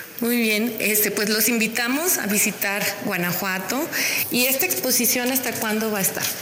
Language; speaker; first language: Spanish; native; Spanish